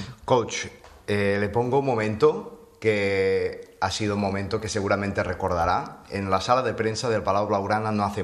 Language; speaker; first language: Spanish; non-native, fluent; Serbian